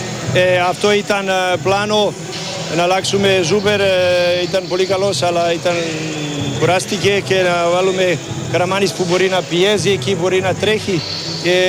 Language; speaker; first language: Greek; non-native, learner; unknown